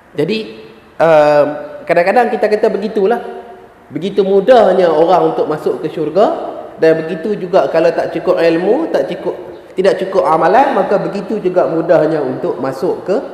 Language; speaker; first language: Malay; native; Malay